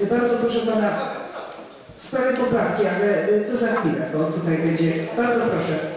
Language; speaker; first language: Polish; native; Polish